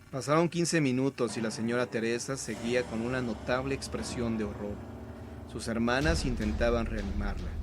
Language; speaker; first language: Spanish; native; Spanish